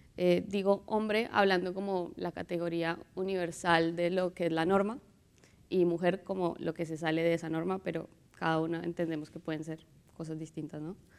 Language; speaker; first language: Spanish; native; Spanish